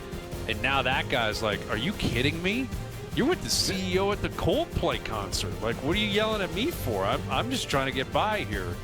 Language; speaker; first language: English; native; English